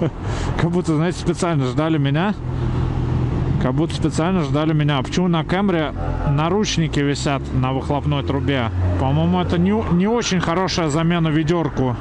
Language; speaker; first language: Russian; native; Russian